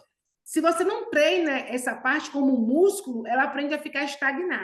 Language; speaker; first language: Portuguese; native; Portuguese